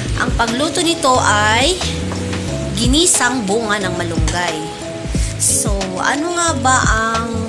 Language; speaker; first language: Filipino; non-native, local second language; Iloko